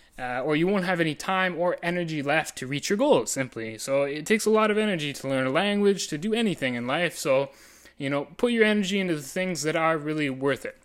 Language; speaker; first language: English; native; English